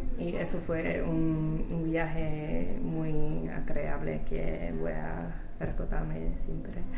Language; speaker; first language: Spanish; non-native, fluent; English